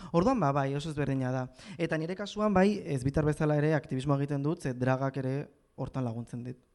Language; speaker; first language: Basque; non-native, local second language; Spanish